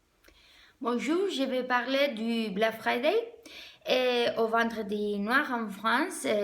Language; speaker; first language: French; non-native, learner; Spanish